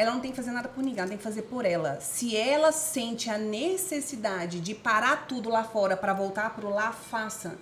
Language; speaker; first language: Portuguese; native; Portuguese